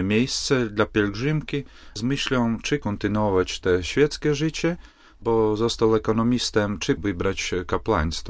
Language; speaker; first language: Polish; non-native, fluent; Latvian